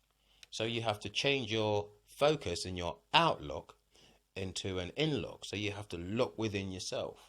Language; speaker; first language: English; native; English